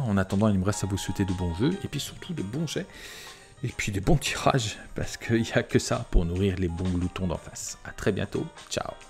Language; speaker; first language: French; native; French